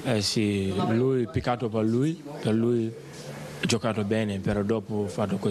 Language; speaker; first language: Italian; non-native, learner; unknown